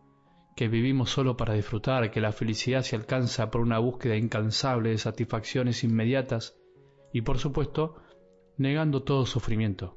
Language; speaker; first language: Spanish; native; Spanish